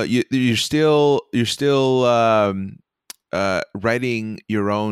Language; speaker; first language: English; early bilingual, other home language; Spanish